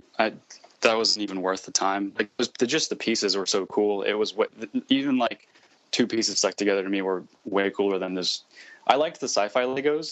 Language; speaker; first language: English; native; English